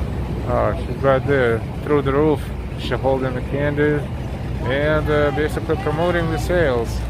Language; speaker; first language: English; non-native, fluent; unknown